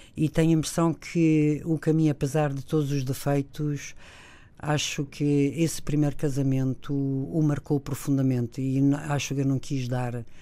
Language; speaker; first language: Portuguese; non-native, fluent; Italian